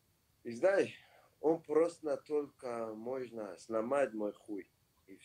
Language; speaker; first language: Russian; non-native, learner; Persian